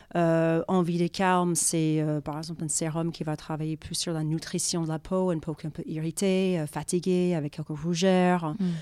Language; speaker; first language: French; non-native, fluent; English